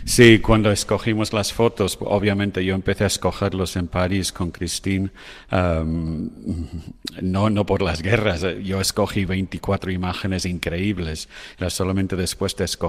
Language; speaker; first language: Spanish; non-native, fluent; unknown